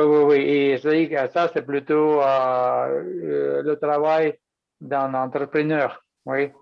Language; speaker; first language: French; non-native, fluent; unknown